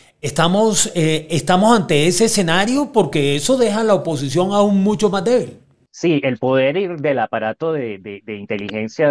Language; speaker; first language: Spanish; native; Spanish